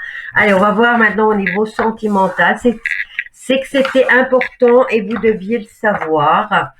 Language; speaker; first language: French; native; French